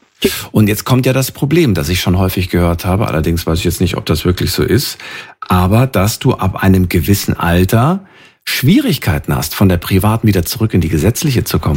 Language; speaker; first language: German; native; German